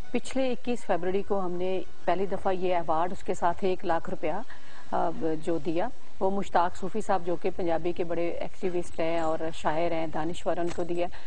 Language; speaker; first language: Urdu; non-native, local second language; Punjabi